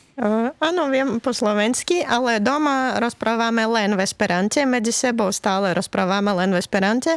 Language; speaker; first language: Slovak; non-native, fluent; Latvian